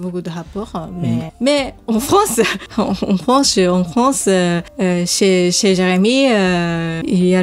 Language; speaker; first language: French; non-native, learner; Japanese